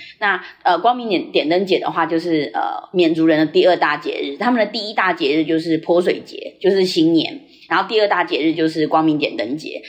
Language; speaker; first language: Chinese; early bilingual, heritage; Chinese